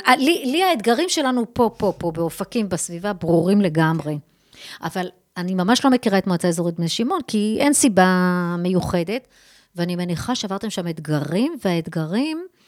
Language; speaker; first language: Hebrew; native; Hebrew